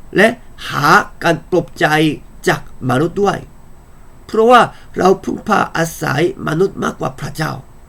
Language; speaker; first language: Thai; non-native, fluent; Korean